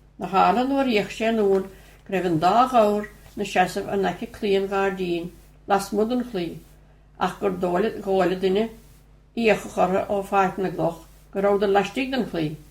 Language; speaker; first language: Irish; native; Irish